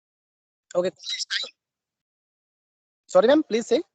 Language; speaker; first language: English; non-native, learner; Bangla